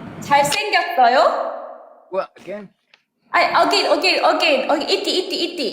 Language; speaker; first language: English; non-native, learner; Korean